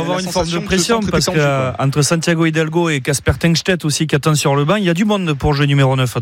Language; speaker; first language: French; native; French